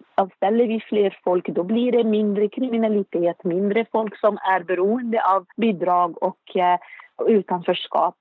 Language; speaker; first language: Swedish; non-native, fluent; Arabic